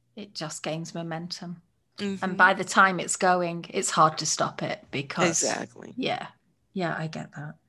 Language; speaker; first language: English; native; English